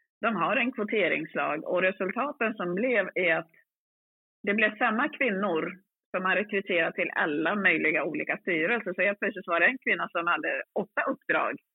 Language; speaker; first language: Swedish; early bilingual, other home language; Swahili